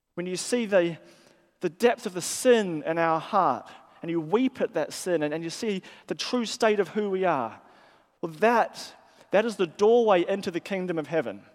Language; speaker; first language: English; native; English